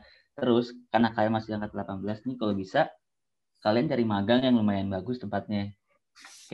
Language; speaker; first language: Indonesian; native; Indonesian